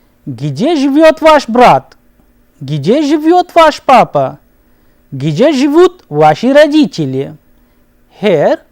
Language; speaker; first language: Russian; non-native, fluent; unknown